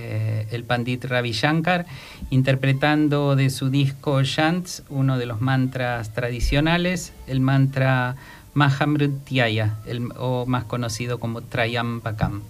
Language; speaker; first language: Spanish; native; Spanish